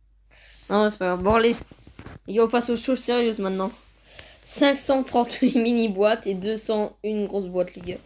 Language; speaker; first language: French; native; French